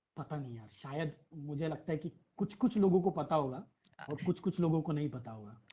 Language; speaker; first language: Hindi; non-native, local second language; Marathi